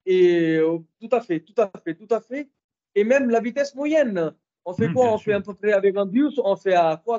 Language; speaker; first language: French; non-native, fluent; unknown